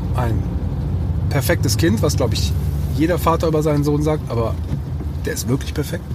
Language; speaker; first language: German; early bilingual, other home language; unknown